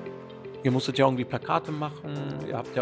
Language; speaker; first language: German; native; German